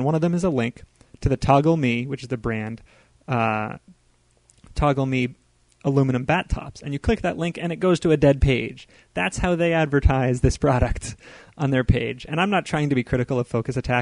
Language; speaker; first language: English; native; English